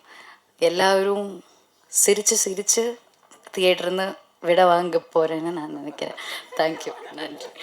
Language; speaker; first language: Tamil; non-native, learner; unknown